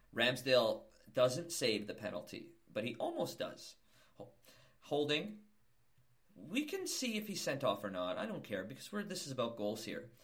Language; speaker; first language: English; native; English